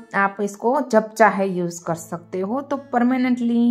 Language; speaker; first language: Hindi; non-native, local second language; Gujarati